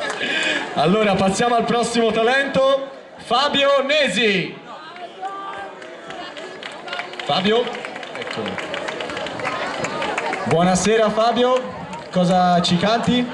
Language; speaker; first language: Italian; native; Italian